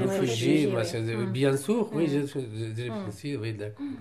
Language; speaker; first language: French; non-native, learner; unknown